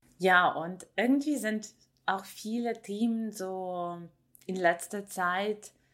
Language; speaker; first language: German; non-native, fluent; Ukrainian